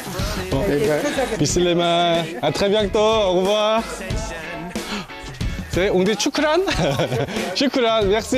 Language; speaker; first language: French; non-native, learner; Korean